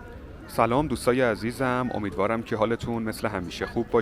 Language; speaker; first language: Persian; native; Persian